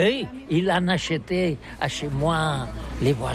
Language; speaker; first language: French; non-native, learner; Catalan